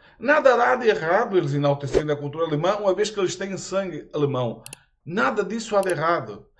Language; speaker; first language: Portuguese; native; Portuguese